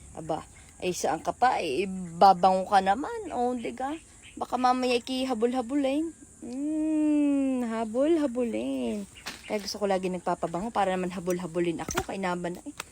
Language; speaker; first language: Filipino; native; Filipino